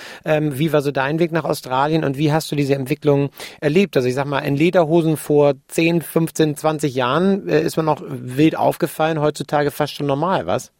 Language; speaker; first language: German; native; German